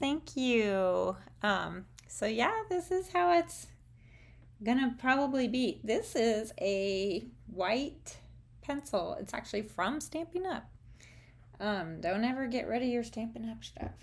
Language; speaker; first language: English; native; English